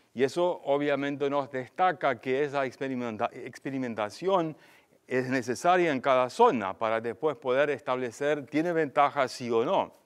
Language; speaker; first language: Spanish; non-native, fluent; German